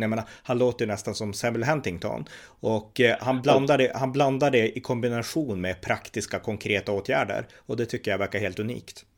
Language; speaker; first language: Swedish; native; Swedish